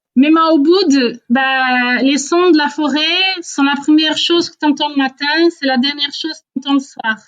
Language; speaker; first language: French; non-native, fluent; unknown